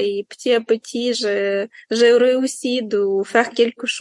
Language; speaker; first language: French; non-native, learner; Ukrainian